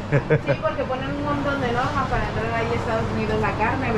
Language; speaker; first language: Spanish; native; Spanish